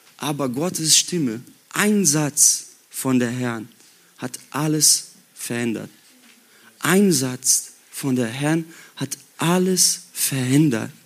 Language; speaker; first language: German; non-native, learner; Portuguese